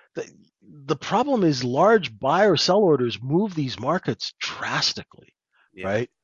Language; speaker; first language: English; native; English